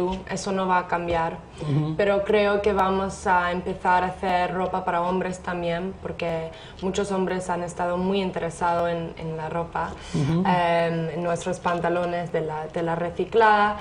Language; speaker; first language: Spanish; non-native, fluent; English